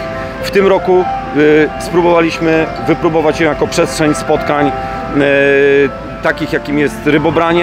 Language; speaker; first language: Polish; native; Polish